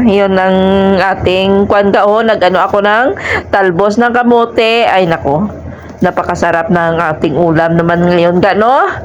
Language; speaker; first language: Filipino; non-native, local second language; Hiligaynon